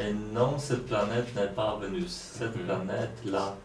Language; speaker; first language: French; non-native, learner; Polish